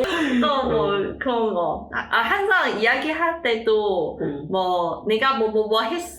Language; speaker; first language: Korean; non-native, learner; Chinese